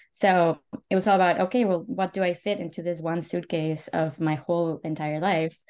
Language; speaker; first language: English; early bilingual, other home language; Spanish